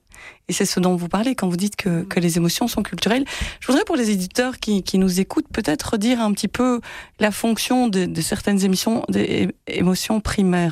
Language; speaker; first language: French; native; French